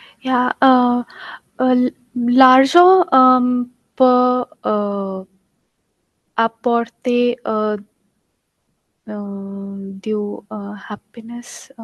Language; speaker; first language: English; non-native, learner; Hindi